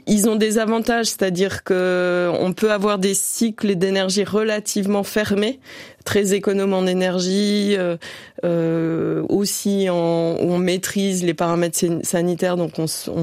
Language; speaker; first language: French; native; French